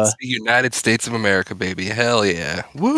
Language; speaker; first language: English; native; English